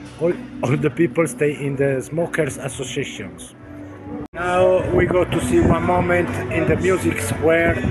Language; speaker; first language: English; non-native, learner; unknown